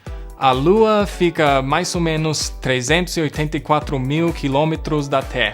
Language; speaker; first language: Portuguese; non-native, fluent; English